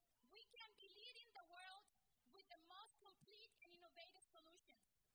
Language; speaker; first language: English; early bilingual, other home language; Spanish